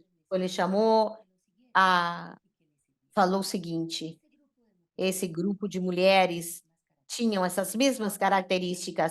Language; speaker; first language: Portuguese; non-native, fluent; Spanish